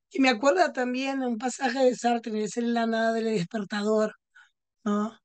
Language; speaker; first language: Spanish; non-native, fluent; Portuguese